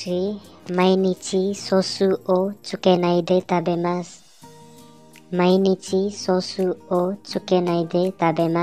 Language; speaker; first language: Japanese; non-native, learner; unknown